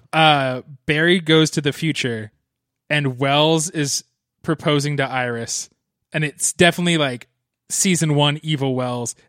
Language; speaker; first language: English; native; English